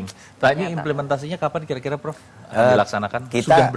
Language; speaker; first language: Indonesian; native; Indonesian